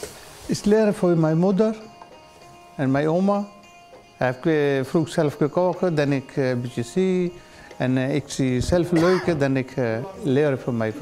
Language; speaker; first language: Dutch; non-native, learner; Punjabi